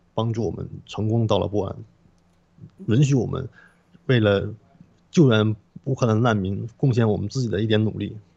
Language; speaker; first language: Chinese; non-native, local second language; Korean